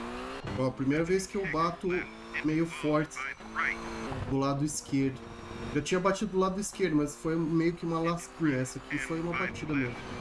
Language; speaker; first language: Portuguese; native; Portuguese